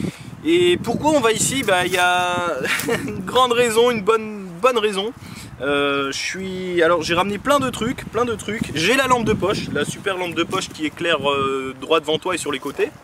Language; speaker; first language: French; native; French